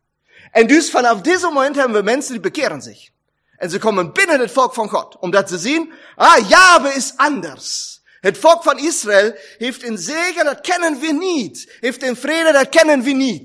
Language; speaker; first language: Dutch; non-native, fluent; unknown